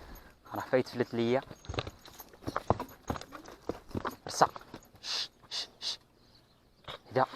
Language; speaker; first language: Arabic; native; Arabic